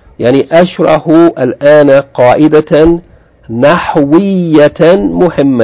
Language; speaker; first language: Arabic; non-native, fluent; English